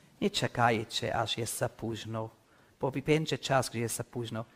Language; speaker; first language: Polish; non-native, learner; English